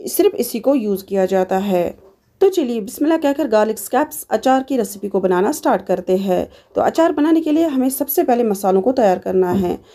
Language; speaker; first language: Hindi; non-native, local second language; Kashmiri